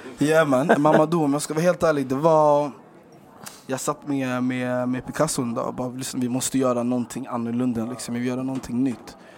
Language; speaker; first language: Swedish; native; Swedish